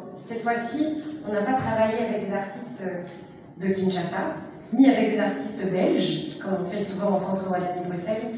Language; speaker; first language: French; native; French